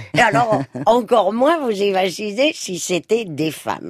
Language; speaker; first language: French; early bilingual, other home language; Spanish